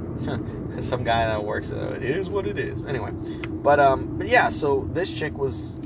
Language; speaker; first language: English; early bilingual, other home language; Spanish